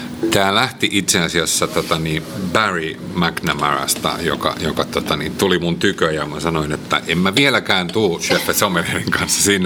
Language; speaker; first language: Finnish; native; Finnish